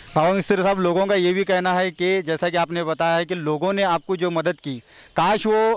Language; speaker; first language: Hindi; non-native, local second language; Marathi